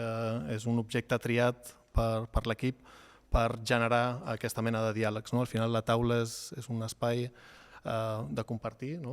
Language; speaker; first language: Catalan; native; Catalan